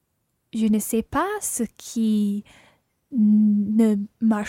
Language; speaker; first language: French; non-native, learner; English